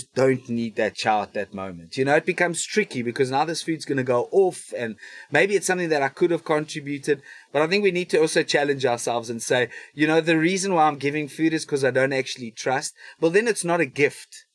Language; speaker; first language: English; native; English